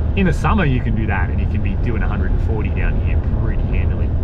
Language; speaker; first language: English; native; English